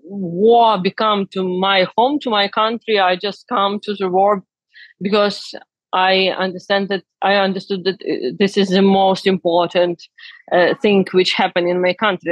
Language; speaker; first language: English; non-native, learner; Ukrainian